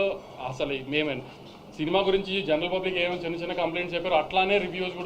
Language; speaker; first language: Telugu; native; Telugu